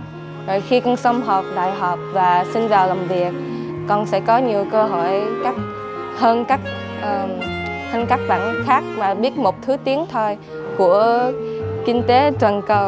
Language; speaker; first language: Vietnamese; early bilingual, heritage; Vietnamese